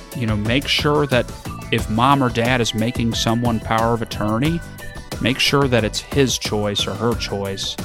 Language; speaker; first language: English; early bilingual, other home language; German